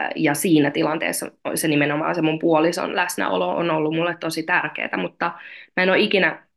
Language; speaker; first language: Finnish; non-native, fluent; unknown